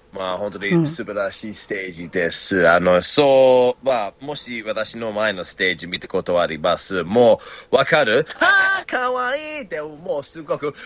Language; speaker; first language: Japanese; non-native, learner; English